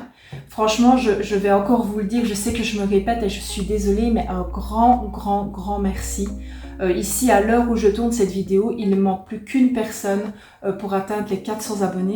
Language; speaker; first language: French; native; French